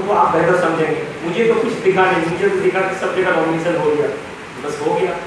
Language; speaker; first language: Hindi; non-native, local second language; Bangla